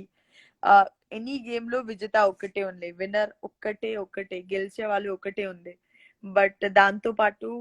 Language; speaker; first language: Telugu; non-native, local second language; Gujarati